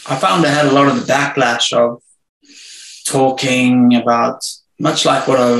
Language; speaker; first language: English; native; English